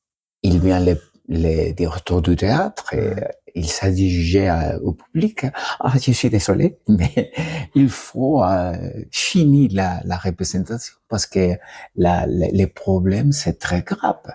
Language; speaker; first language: French; non-native, learner; Spanish